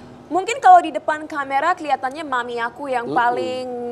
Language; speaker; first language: Indonesian; early bilingual, heritage; Indonesian